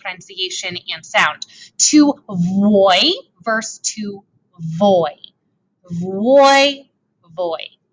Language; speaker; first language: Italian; non-native, fluent; English